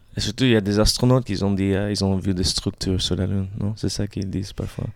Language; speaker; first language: French; early bilingual, other home language; English